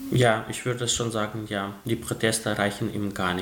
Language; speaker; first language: German; non-native, fluent; Russian